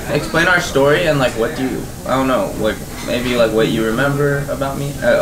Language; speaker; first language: English; native; English